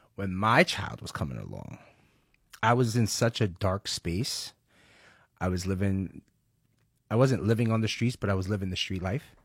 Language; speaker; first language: English; early bilingual, other home language; Spanish